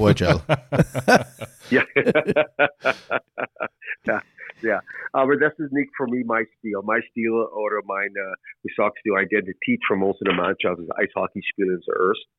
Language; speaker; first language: German; non-native, learner; English